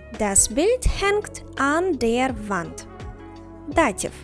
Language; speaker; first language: German; non-native, fluent; Ukrainian